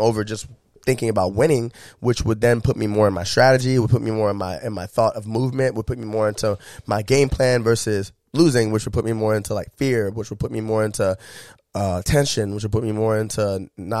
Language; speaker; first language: English; native; English